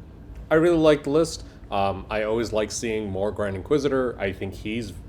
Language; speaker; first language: English; native; English